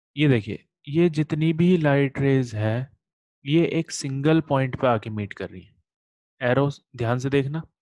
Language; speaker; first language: Hindi; native; Hindi